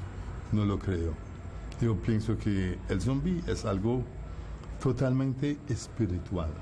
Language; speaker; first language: Spanish; non-native, fluent; Haitian Creole